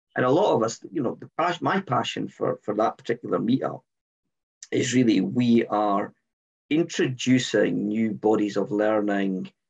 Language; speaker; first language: English; native; English